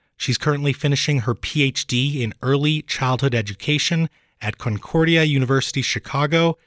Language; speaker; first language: English; early bilingual, other home language; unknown